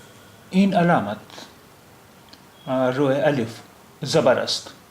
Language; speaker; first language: Persian; non-native, learner; Urdu